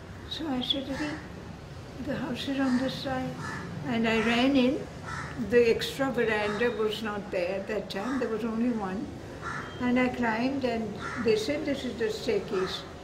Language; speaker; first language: English; non-native, local second language; Bangla